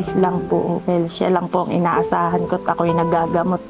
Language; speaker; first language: Filipino; native; Filipino